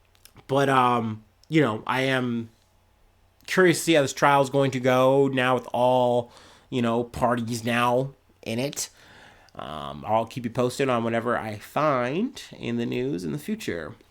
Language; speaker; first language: English; native; English